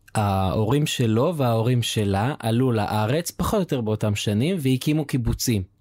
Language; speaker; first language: Hebrew; native; Hebrew